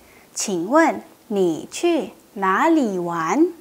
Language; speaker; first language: Chinese; non-native, fluent; Indonesian